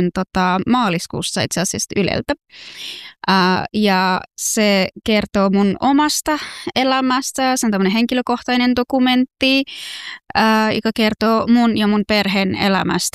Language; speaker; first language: Finnish; non-native, fluent; Persian